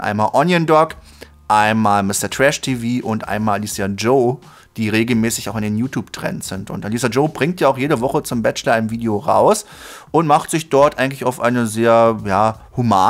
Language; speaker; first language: German; native; German